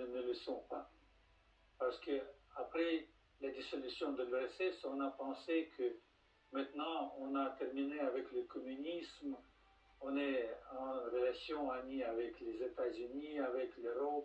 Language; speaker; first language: French; non-native, fluent; Russian